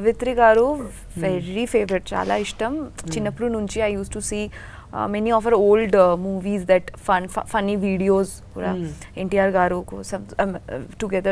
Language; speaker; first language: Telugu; non-native, learner; Bangla